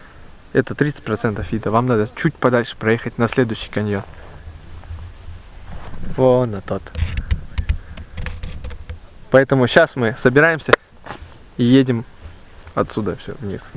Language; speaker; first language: Russian; native; Russian